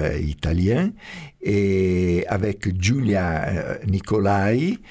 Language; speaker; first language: French; non-native, fluent; Italian